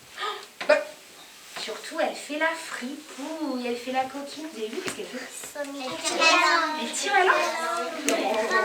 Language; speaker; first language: French; native; French